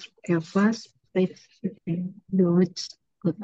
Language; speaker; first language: German; non-native, learner; Indonesian